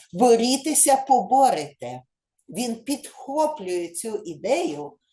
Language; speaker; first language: Ukrainian; native; Ukrainian